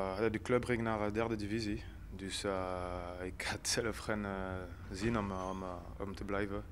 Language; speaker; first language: Dutch; non-native, fluent; French